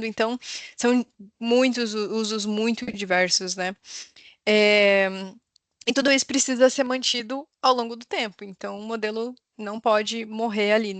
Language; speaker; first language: Portuguese; native; Portuguese